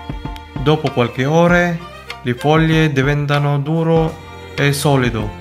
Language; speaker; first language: Italian; non-native, learner; Filipino